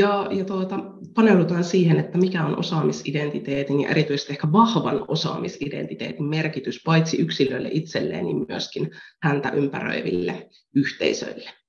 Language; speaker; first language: Finnish; native; Finnish